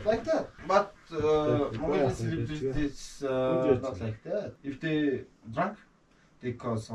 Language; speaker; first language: English; non-native, learner; Mongolian